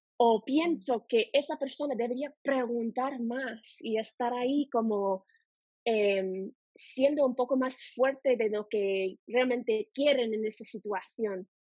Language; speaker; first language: Spanish; non-native, fluent; English